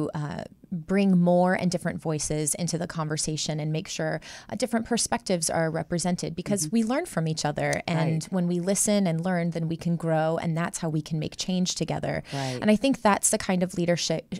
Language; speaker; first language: English; native; English